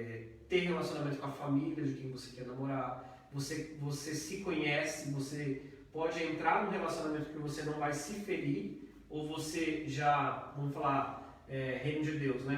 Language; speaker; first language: Portuguese; native; Portuguese